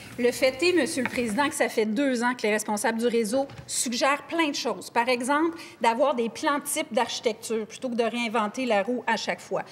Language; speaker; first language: French; native; French